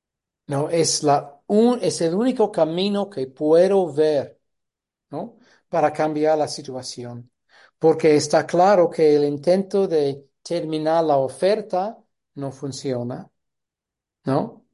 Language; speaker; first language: Spanish; non-native, fluent; English